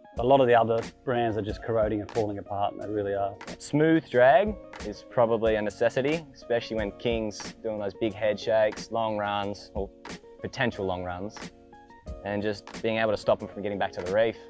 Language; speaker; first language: English; native; English